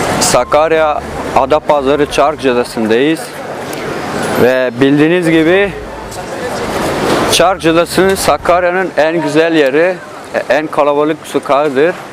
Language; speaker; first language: Turkish; non-native, learner; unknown